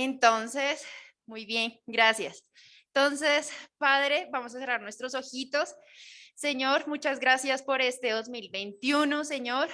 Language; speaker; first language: Spanish; native; Spanish